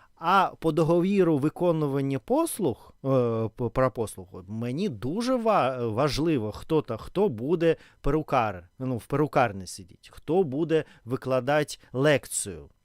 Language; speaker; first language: Ukrainian; non-native, learner; Russian